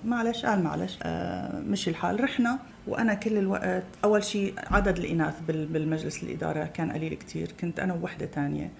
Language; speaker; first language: Arabic; native; Arabic